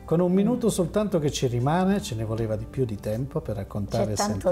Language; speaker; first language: Italian; native; Italian